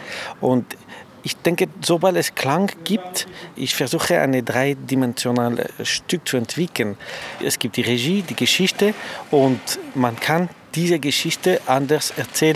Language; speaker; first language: German; non-native, fluent; French